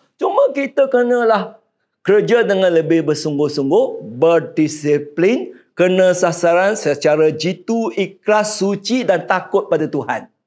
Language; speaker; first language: Malay; non-native, local second language; Chinese